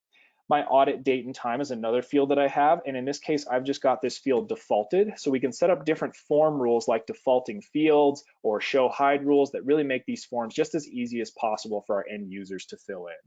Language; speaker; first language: English; native; English